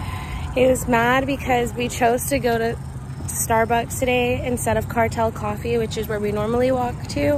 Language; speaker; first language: English; native; English